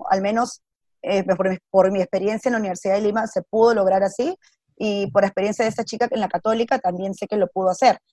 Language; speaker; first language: Spanish; native; Spanish